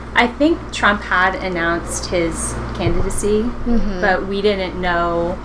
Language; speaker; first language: English; native; English